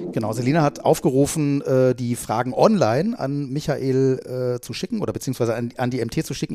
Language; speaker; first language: German; native; German